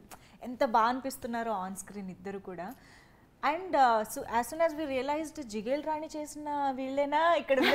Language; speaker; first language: Telugu; native; Telugu